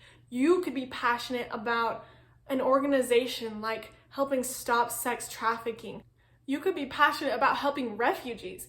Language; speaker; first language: English; native; English